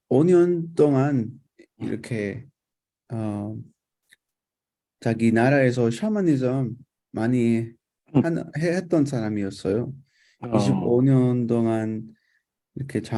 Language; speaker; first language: Korean; non-native, fluent; Spanish